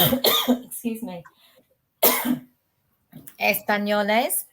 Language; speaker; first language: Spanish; non-native, learner; English